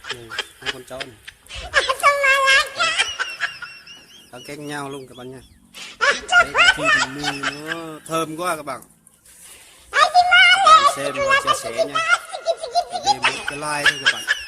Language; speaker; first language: Vietnamese; non-native, local second language; Jarai